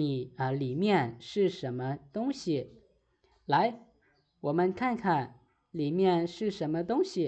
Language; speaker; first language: Chinese; non-native, fluent; Lao